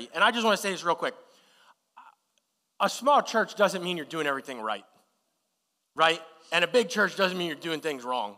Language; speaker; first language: English; native; English